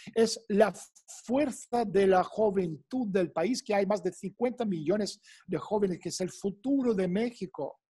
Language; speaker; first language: Spanish; non-native, fluent; Russian